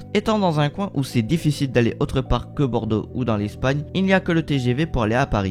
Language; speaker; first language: French; native; French